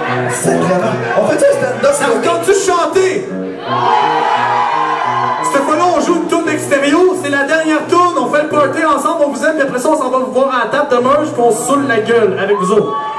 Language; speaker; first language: French; native; French